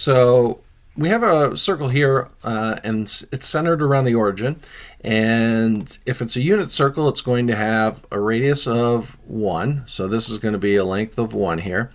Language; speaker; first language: English; native; English